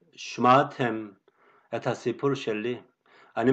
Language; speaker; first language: Hebrew; non-native, fluent; Korean